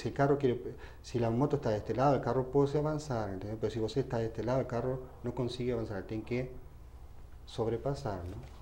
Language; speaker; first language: Portuguese; non-native, fluent; Spanish